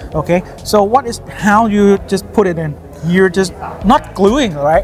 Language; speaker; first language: English; non-native, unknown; Thai